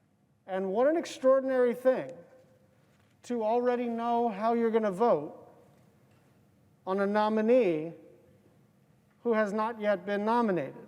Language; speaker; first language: English; native; English